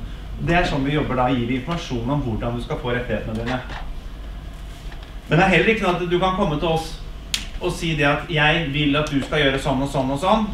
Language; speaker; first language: Norwegian; native; Norwegian